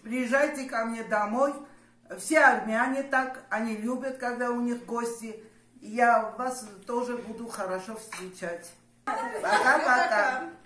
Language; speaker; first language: Russian; non-native, fluent; Armenian